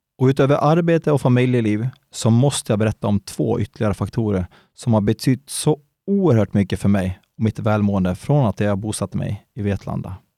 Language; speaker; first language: Swedish; native; Swedish